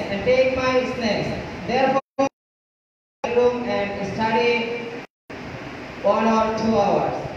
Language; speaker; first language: English; non-native, learner; Bangla